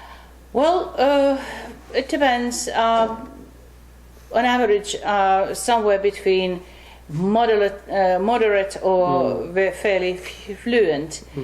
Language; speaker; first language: English; non-native, fluent; Finnish